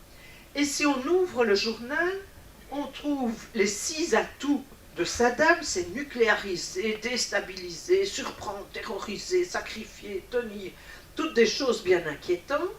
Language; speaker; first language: French; native; French